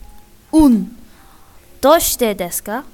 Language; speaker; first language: Japanese; non-native, learner; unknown